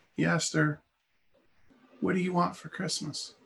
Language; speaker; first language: English; native; English